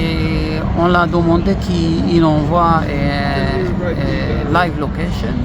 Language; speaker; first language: French; non-native, learner; Hebrew